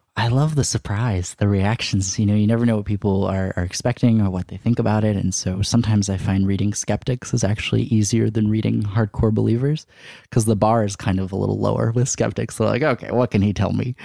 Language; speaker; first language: English; native; English